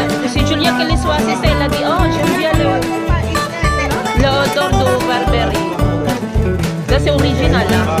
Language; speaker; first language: French; non-native, learner; Filipino